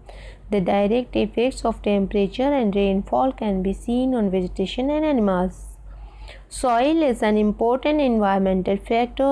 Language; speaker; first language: English; non-native, local second language; Hindi